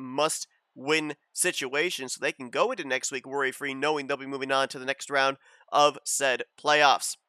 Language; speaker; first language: English; native; English